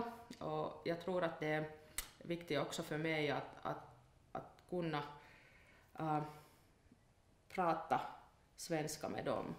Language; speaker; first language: Swedish; non-native, local second language; Finnish